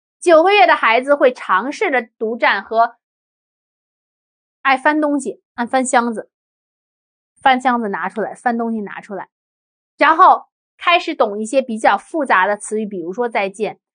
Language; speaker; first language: Chinese; native; Chinese